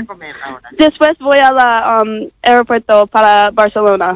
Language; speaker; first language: Spanish; non-native, learner; English